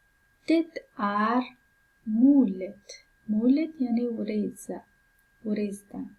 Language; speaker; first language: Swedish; non-native, fluent; Pashto